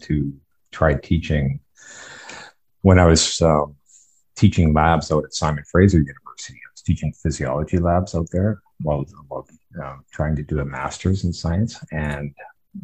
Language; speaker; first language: English; native; English